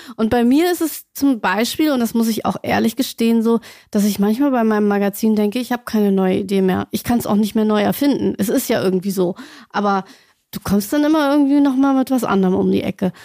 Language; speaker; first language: German; native; German